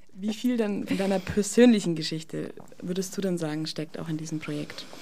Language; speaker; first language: German; native; German